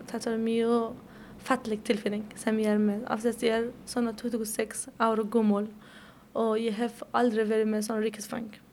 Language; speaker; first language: Icelandic; non-native, learner; Persian